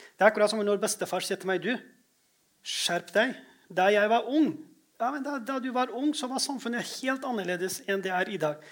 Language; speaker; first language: Norwegian; non-native, fluent; Kurdish